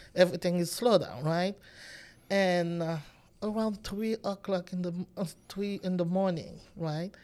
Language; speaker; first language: English; non-native, learner; Haitian Creole